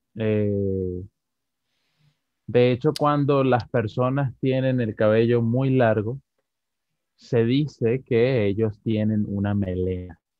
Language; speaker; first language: Spanish; native; Spanish